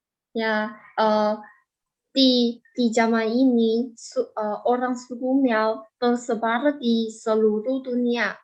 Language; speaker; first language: Indonesian; non-native, fluent; Chinese